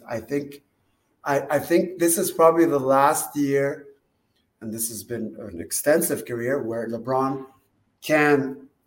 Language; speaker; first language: English; early bilingual, other home language; Arabic